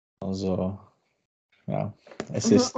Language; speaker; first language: German; non-native, learner; Czech